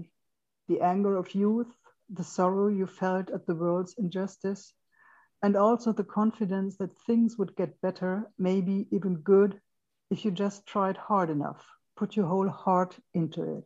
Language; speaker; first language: English; non-native, fluent; German